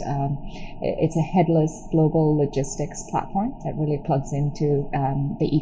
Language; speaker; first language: English; non-native, local second language; Tamil